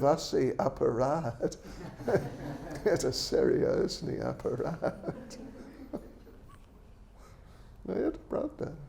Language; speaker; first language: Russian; non-native, learner; English